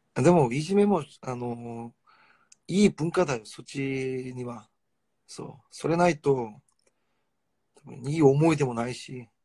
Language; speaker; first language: Japanese; non-native, fluent; Korean